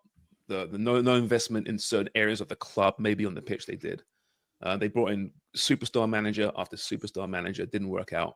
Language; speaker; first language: English; native; English